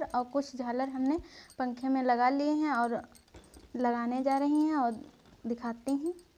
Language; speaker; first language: Hindi; native; Hindi